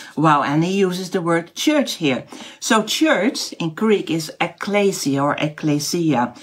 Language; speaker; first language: English; non-native, fluent; Dutch